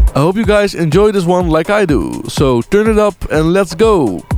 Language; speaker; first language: English; non-native, fluent; Dutch